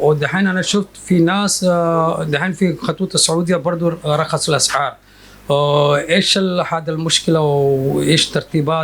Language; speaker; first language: Arabic; non-native, fluent; Urdu